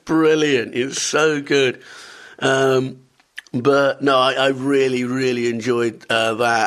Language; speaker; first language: English; native; English